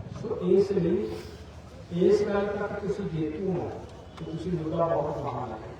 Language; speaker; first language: Hindi; non-native, local second language; Punjabi